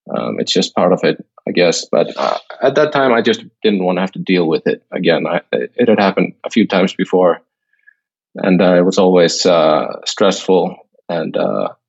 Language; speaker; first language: English; non-native, fluent; Icelandic